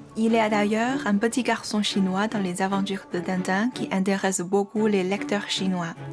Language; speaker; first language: French; non-native, fluent; Chinese